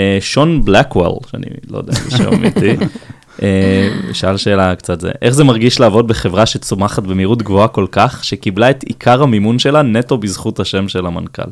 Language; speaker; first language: Hebrew; native; Hebrew